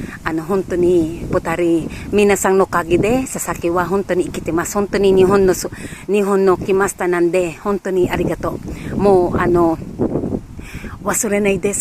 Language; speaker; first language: Japanese; non-native, fluent; Filipino